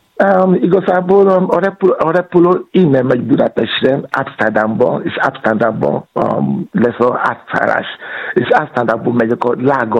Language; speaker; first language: Hungarian; non-native, learner; Yoruba